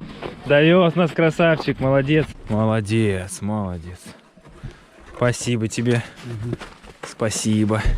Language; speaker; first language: Russian; native; Russian